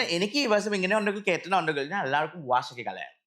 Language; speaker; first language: Malayalam; non-native, learner; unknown